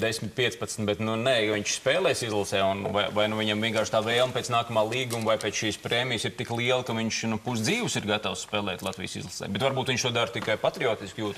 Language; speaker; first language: Latvian; native; Latvian